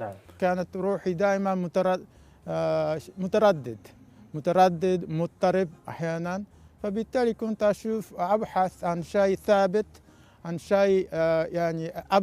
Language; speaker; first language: Arabic; non-native, fluent; Japanese